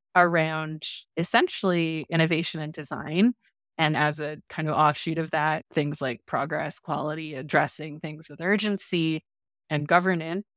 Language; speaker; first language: English; non-native, local second language; Filipino